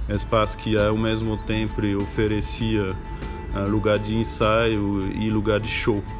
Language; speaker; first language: Portuguese; non-native, fluent; French